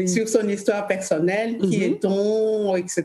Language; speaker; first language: French; early bilingual, other home language; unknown